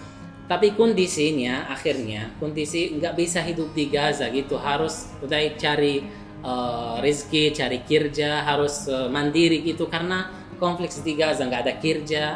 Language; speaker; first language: Indonesian; non-native, fluent; Arabic